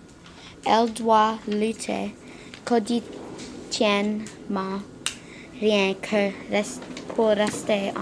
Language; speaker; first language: French; non-native, learner; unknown